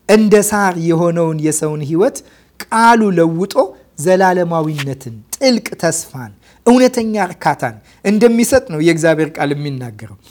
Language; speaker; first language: Amharic; native; Amharic